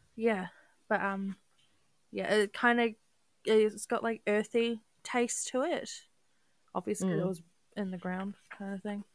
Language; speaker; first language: English; native; English